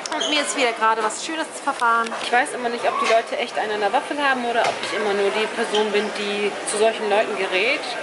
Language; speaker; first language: German; early bilingual, other home language; Turkish